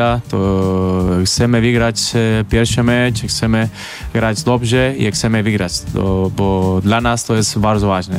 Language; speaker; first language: Polish; non-native, learner; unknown